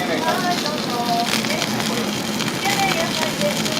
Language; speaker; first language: Japanese; native; Japanese